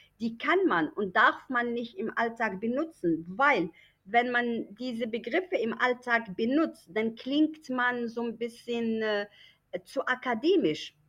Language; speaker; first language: German; non-native, fluent; Arabic